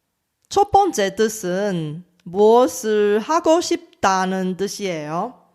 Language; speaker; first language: Korean; non-native, fluent; Chinese